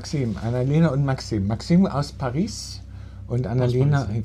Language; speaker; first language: German; native; German